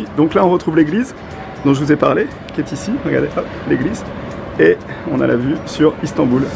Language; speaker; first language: French; native; French